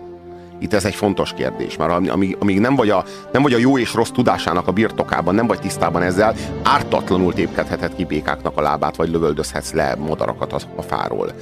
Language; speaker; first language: Hungarian; native; Hungarian